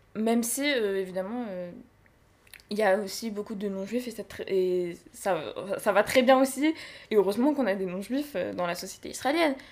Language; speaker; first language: French; native; French